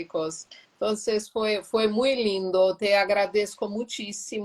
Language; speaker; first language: Spanish; non-native, learner; Portuguese